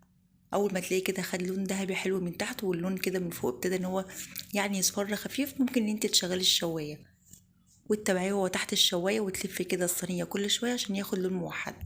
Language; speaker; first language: Arabic; native; Arabic